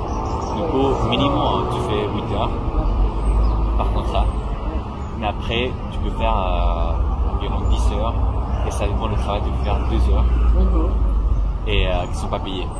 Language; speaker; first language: French; non-native, fluent; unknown